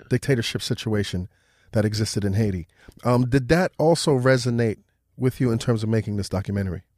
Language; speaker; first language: English; early bilingual, other home language; Haitian Creole